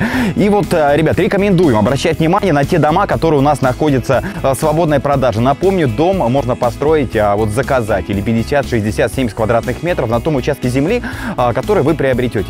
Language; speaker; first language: Russian; native; Russian